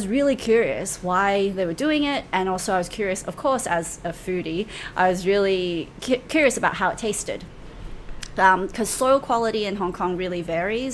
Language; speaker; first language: English; native; English